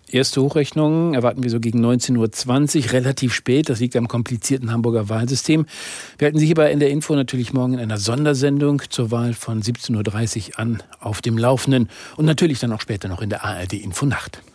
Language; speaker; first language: German; native; German